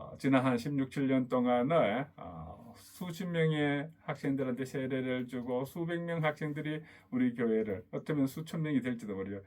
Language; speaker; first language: Korean; native; Korean